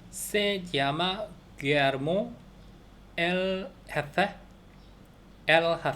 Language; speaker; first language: Spanish; non-native, learner; Korean